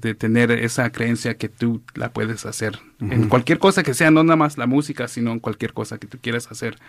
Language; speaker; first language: Spanish; early bilingual, heritage; Spanish